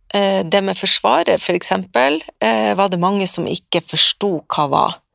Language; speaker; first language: Norwegian; native; Norwegian